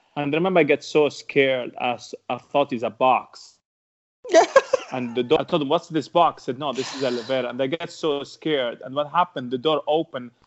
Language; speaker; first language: English; non-native, learner; Arabic